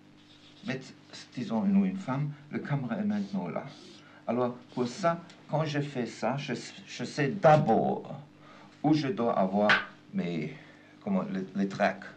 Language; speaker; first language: French; non-native, fluent; German